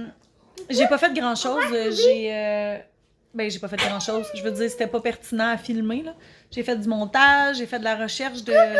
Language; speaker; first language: French; native; French